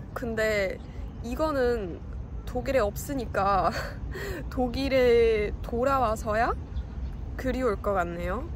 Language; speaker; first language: Korean; non-native, fluent; German